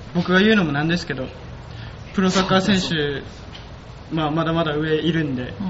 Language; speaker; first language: Japanese; native; Japanese